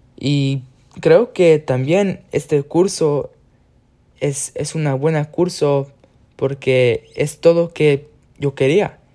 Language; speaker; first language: Spanish; early bilingual, heritage; Spanish